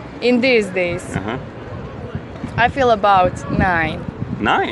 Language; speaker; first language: English; non-native, learner; Bosnian